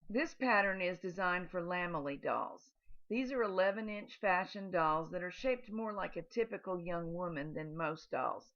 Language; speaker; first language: English; native; English